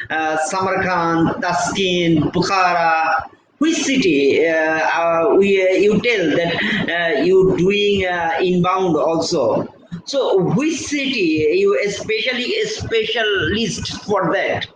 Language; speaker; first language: English; non-native, fluent; Bangla